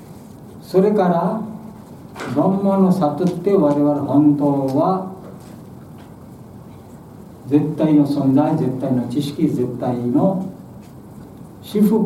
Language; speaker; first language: Japanese; non-native, learner; Bangla